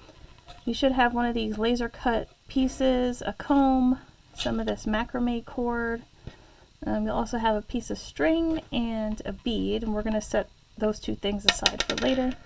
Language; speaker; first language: English; native; English